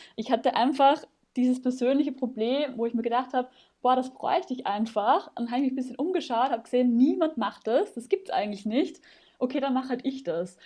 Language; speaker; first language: German; native; German